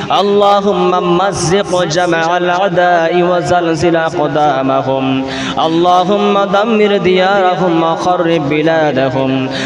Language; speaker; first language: Arabic; non-native, fluent; Bangla